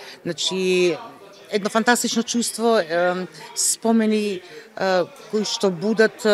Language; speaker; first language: Macedonian; native; Macedonian